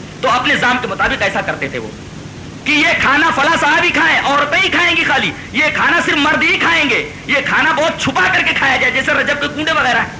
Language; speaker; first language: Urdu; native; Urdu